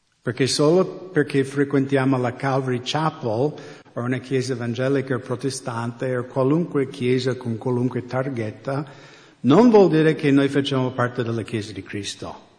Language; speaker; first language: Italian; non-native, fluent; English